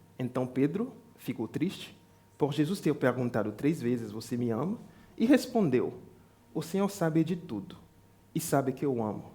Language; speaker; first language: Portuguese; non-native, fluent; French